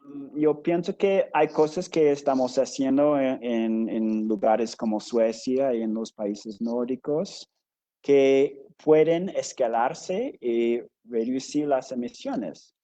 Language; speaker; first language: Spanish; non-native, fluent; English